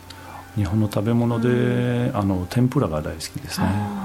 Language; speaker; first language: Japanese; non-native, fluent; French